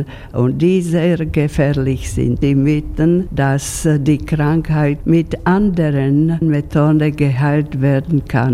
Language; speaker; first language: German; non-native, fluent; Slovak